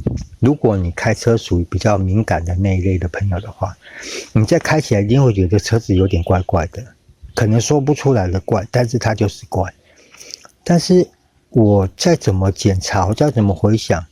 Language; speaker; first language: Chinese; native; Chinese